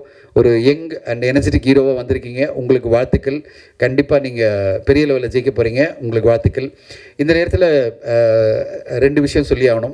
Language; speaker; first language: Tamil; native; Tamil